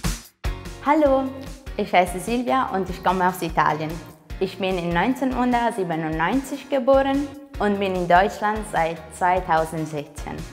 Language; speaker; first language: German; non-native, fluent; Italian